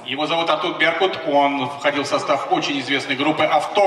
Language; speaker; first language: Russian; native; Russian